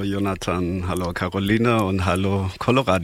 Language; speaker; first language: German; non-native, fluent; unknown